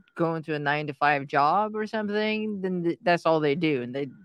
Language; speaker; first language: English; early bilingual, other home language; Persian